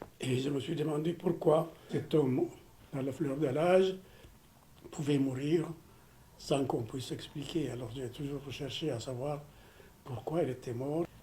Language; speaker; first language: French; non-native, fluent; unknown